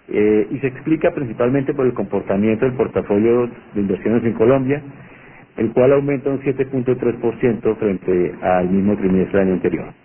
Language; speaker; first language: Spanish; native; Spanish